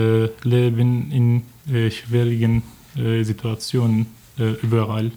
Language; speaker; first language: German; non-native, learner; Turkish